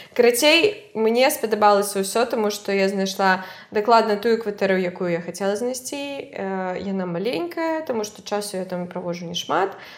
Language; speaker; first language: Belarusian; native; Belarusian